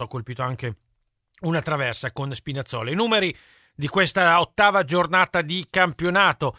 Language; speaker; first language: Italian; native; Italian